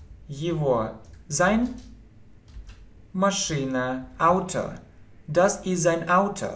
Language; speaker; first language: German; non-native, fluent; Russian